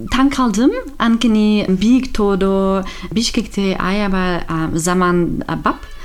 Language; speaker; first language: Kyrgyz; non-native, learner; German